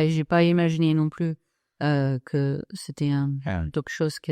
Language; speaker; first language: French; non-native, fluent; English